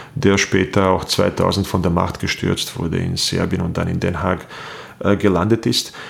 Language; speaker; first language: German; non-native, fluent; Bosnian